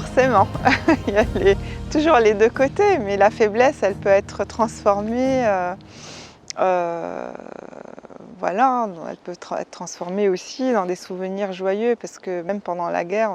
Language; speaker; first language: French; native; French